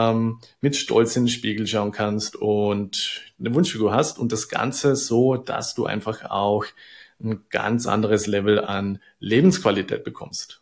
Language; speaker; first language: German; native; German